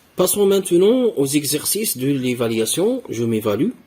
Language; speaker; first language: French; non-native, local second language; Arabic